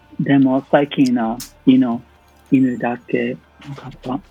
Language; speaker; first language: Japanese; non-native, learner; English